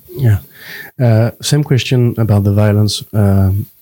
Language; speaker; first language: English; non-native, fluent; French